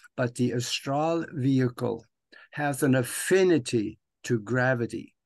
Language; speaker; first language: English; non-native, fluent; Norwegian